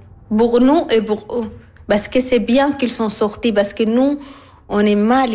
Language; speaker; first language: French; non-native, learner; Arabic